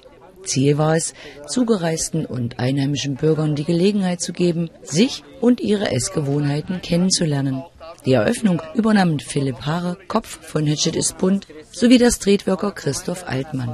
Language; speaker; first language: German; native; German